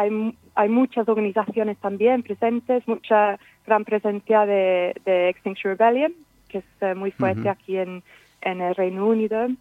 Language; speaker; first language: Spanish; non-native, fluent; English